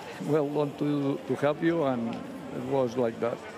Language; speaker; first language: English; non-native, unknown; Catalan